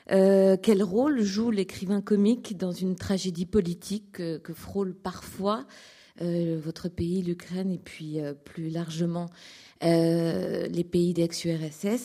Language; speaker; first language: French; native; French